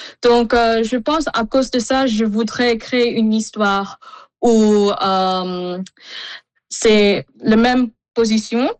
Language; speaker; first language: French; non-native, fluent; Filipino